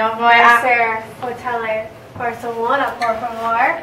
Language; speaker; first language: Spanish; non-native, learner; English